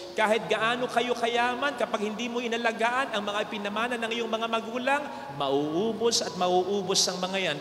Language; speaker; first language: Filipino; native; Filipino